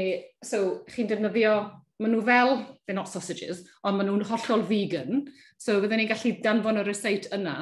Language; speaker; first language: Welsh; native; Welsh